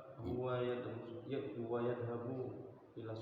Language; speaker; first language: Arabic; non-native, learner; Indonesian